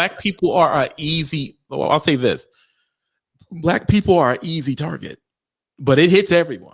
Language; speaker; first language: English; native; English